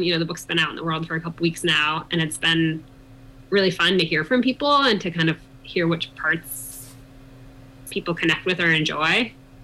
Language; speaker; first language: English; native; English